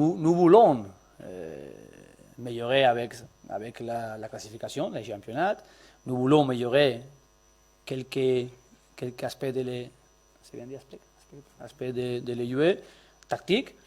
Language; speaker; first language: French; non-native, learner; Spanish